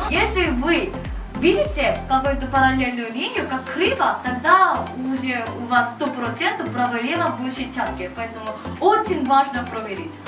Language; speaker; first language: Russian; non-native, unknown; Korean